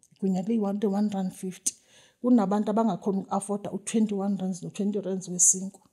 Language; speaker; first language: Zulu; native; Zulu